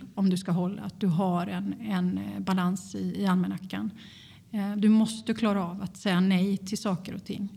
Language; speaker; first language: Swedish; native; Swedish